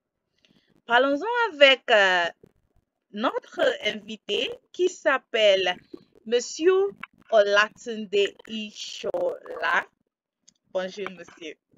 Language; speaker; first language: French; non-native, fluent; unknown